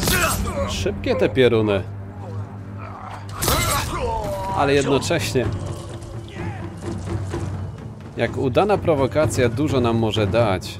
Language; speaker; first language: Polish; native; Polish